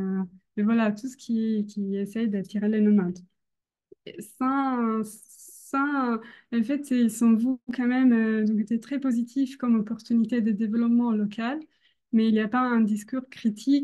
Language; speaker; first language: French; non-native, fluent; Italian